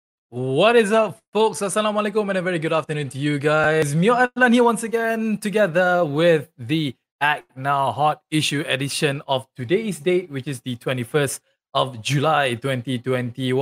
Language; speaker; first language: English; non-native, local second language; Malay